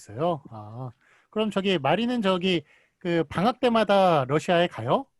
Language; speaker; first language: Korean; native; Korean